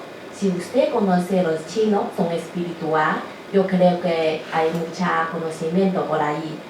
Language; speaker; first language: Spanish; non-native, learner; Chinese